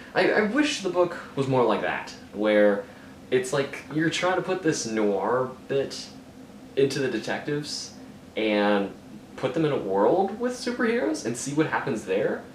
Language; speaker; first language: English; native; English